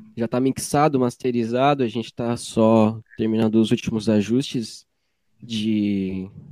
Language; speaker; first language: Portuguese; native; Portuguese